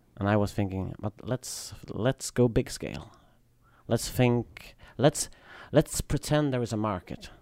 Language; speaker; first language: English; non-native, fluent; Swedish